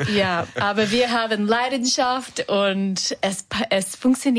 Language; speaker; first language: German; non-native, learner; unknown